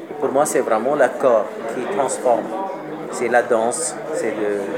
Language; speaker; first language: French; non-native, learner; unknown